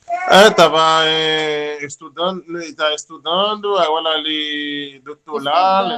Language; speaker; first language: Portuguese; non-native, learner; Haitian Creole